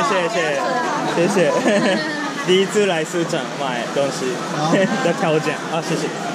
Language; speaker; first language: Chinese; non-native, learner; Japanese